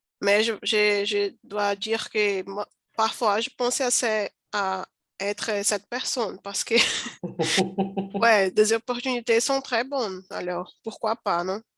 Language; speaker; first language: French; non-native, learner; Portuguese